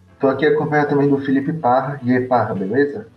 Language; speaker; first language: Portuguese; native; Portuguese